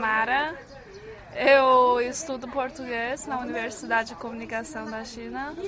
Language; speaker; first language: Portuguese; non-native, fluent; Chinese